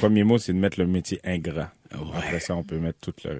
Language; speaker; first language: French; native; French